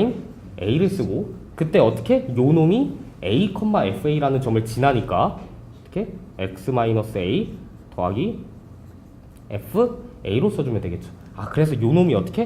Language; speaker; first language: Korean; native; Korean